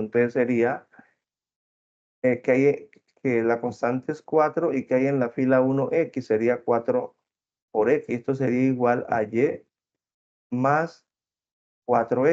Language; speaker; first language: Spanish; native; Spanish